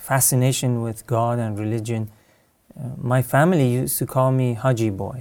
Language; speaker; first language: English; non-native, fluent; Persian